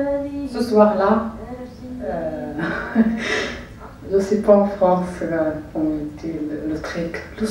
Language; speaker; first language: French; non-native, learner; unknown